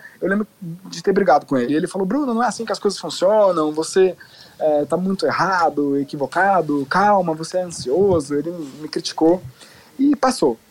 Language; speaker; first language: Portuguese; native; Portuguese